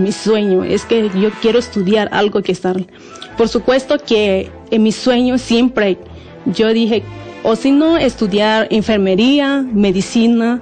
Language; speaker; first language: Spanish; non-native, local second language; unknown